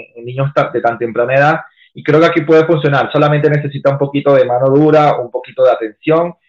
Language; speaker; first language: Spanish; native; Spanish